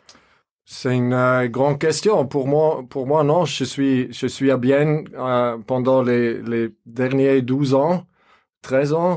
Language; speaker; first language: French; non-native, fluent; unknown